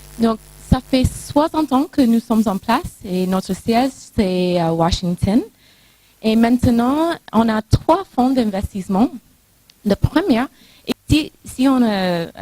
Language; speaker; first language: French; non-native, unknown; English